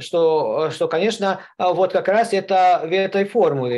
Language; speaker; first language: Russian; non-native, learner; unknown